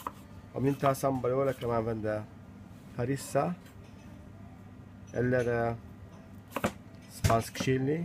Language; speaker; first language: Swedish; non-native, learner; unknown